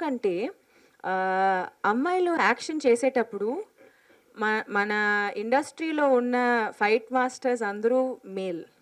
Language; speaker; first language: Telugu; non-native, fluent; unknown